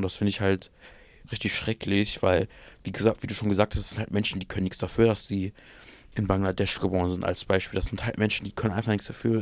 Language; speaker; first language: German; early bilingual, other home language; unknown